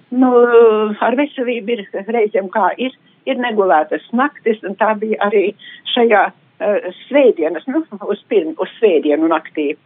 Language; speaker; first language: Latvian; native; Latvian